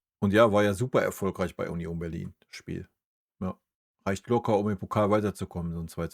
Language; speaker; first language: German; native; German